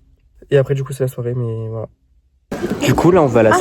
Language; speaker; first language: French; native; French